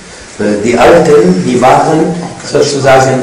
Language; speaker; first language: German; non-native, fluent; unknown